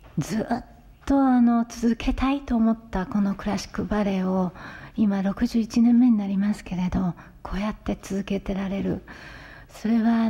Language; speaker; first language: Japanese; native; Japanese